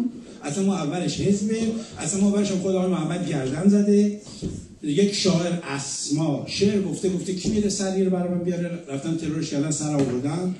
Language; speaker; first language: Persian; native; Persian